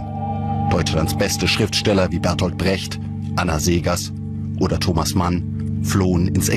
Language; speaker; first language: German; native; German